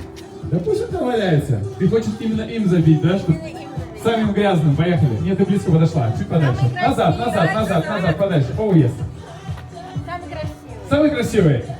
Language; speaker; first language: Russian; native; Russian